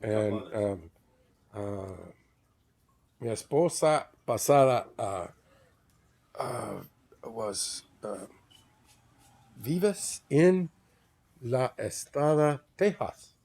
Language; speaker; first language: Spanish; non-native, learner; English